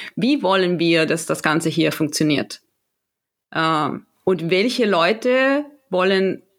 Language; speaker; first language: German; non-native, fluent; Spanish